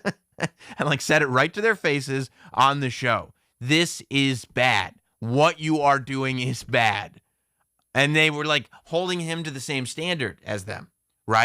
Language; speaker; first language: English; native; English